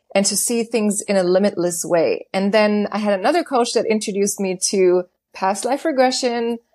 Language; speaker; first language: English; non-native, fluent; German